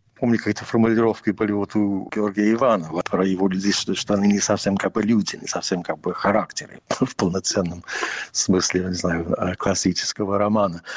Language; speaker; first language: Russian; non-native, fluent; English